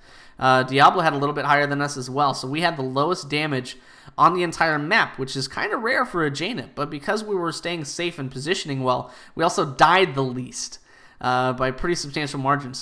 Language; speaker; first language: English; native; English